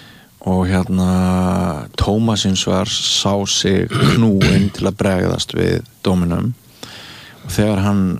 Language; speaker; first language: Icelandic; native; Icelandic